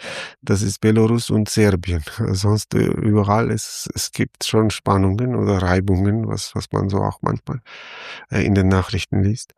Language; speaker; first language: German; non-native, fluent; Armenian